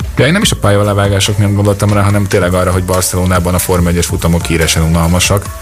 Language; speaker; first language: Hungarian; native; Hungarian